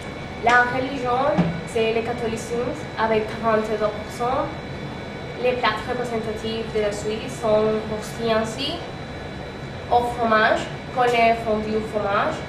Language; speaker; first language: French; non-native, learner; Spanish